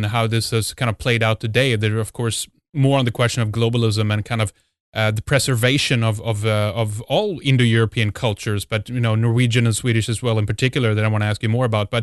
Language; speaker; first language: English; non-native, fluent; Swedish